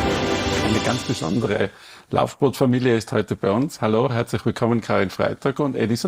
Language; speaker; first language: German; native; German